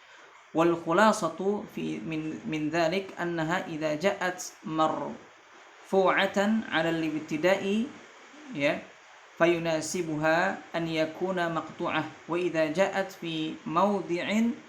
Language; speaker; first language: Arabic; non-native, fluent; Indonesian